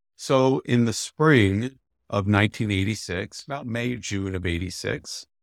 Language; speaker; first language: English; native; English